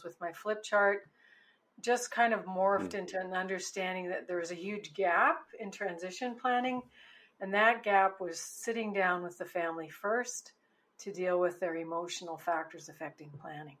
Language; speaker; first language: English; native; English